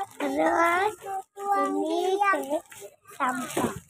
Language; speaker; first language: Indonesian; native; Indonesian